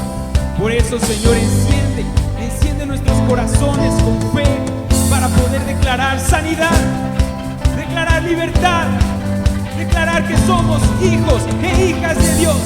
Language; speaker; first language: Spanish; native; Spanish